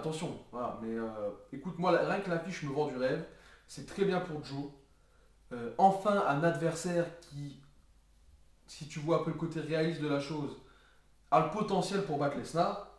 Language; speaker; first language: French; native; French